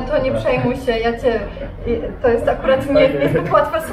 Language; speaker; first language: Polish; native; Polish